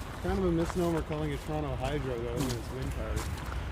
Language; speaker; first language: English; native; English